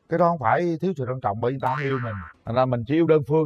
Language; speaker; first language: Vietnamese; native; Vietnamese